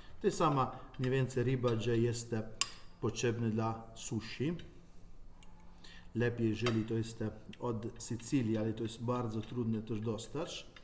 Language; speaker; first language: Polish; non-native, learner; Italian